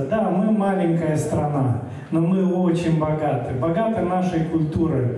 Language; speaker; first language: Russian; non-native, local second language; Romanian